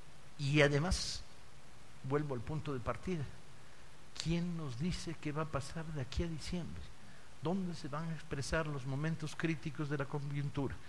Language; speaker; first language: Spanish; native; Spanish